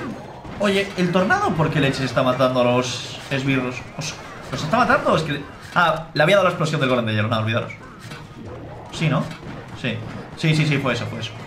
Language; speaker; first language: Spanish; native; Spanish